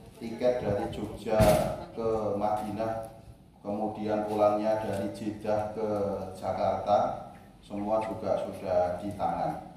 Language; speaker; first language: Indonesian; native; Indonesian